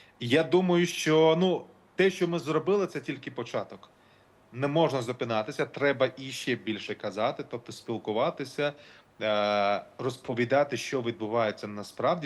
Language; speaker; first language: Ukrainian; non-native, local second language; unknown